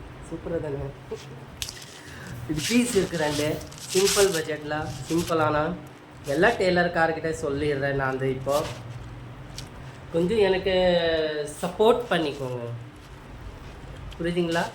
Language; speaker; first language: Tamil; non-native, local second language; Urdu